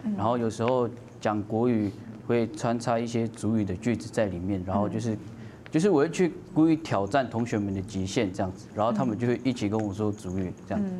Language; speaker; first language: Chinese; non-native, local second language; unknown